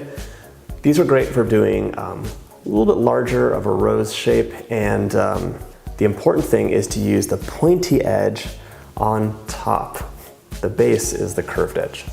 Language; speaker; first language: English; native; English